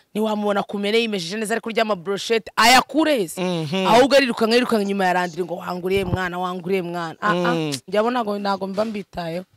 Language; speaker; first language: Kinyarwanda; native; Kinyarwanda